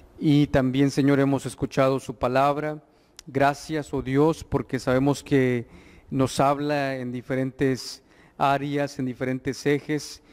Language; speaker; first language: Spanish; native; Spanish